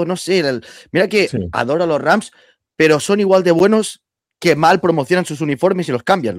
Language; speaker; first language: Spanish; native; Spanish